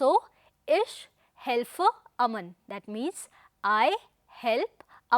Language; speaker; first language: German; non-native, fluent; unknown